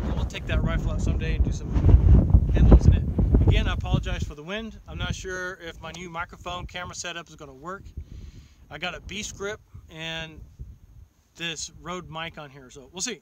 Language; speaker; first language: English; native; English